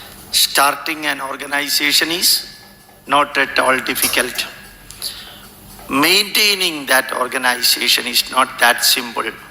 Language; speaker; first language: English; non-native, local second language; Malayalam